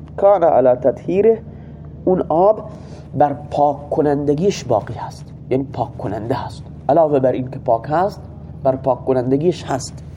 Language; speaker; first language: Persian; non-native, local second language; Baluchi